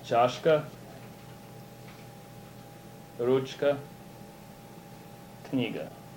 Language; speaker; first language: Russian; non-native, fluent; English